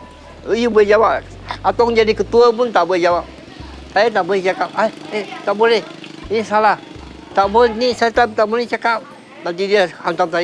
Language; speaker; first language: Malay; non-native, local second language; Chinese